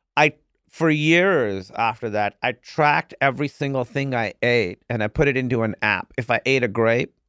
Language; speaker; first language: English; non-native, local second language; Urdu